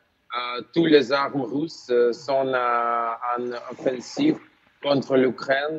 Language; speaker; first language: French; non-native, learner; Ukrainian